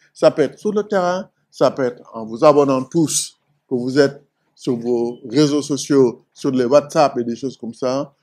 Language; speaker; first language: French; non-native, local second language; Wolof